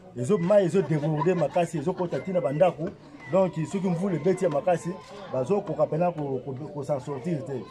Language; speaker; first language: Lingala; native; Lingala